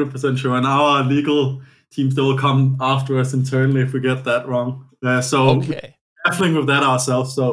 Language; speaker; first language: English; non-native, fluent; Danish